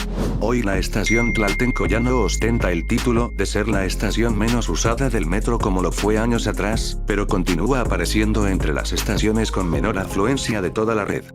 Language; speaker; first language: Spanish; native; Spanish